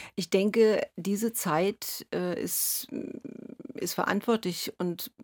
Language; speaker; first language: German; native; German